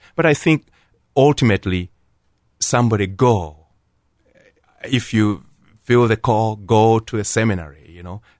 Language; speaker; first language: English; non-native, local second language; Ganda